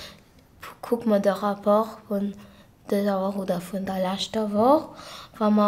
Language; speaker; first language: German; non-native, local second language; Luxembourgish